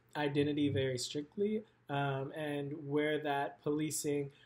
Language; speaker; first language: English; native; English